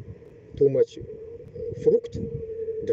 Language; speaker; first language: English; non-native, learner; Bashkir